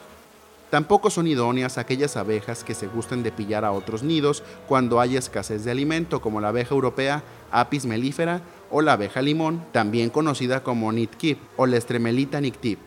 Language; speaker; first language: Spanish; native; Spanish